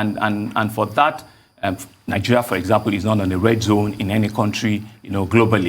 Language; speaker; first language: English; non-native, local second language; Yoruba